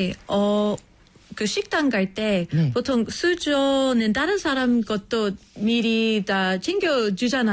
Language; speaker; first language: Korean; non-native, fluent; English